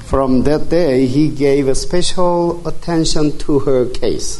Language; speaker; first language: English; non-native, fluent; Korean